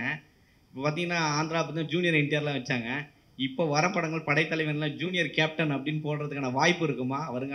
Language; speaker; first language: Tamil; native; Tamil